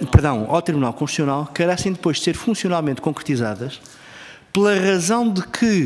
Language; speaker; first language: Portuguese; native; Portuguese